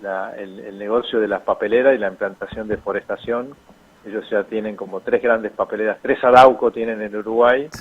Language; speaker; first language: Spanish; native; Spanish